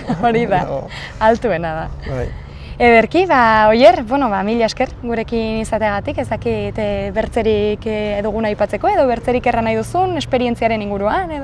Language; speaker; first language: Basque; native; Basque